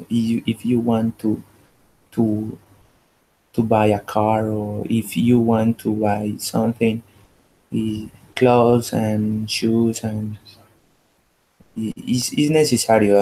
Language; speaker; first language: English; non-native, learner; Spanish